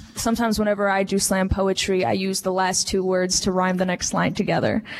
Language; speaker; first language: English; early bilingual, other home language; Spanish